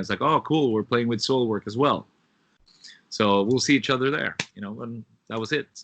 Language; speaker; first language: English; non-native, fluent; Swedish